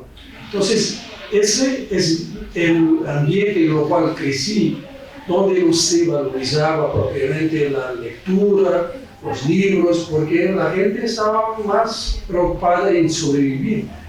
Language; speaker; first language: Spanish; non-native, fluent; Portuguese